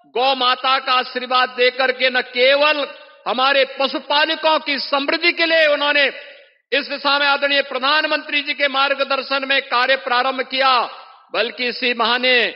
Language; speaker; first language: Hindi; native; Hindi